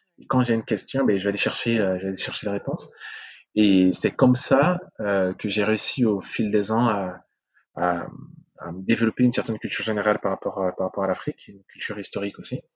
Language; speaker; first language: French; non-native, local second language; Sango